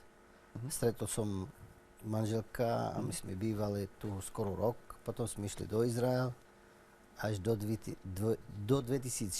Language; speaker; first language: Slovak; non-native, learner; Arabic